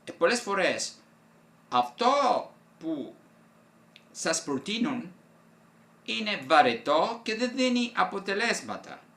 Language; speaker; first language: Greek; non-native, fluent; Italian